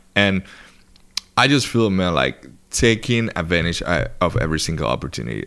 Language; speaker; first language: English; non-native, fluent; Spanish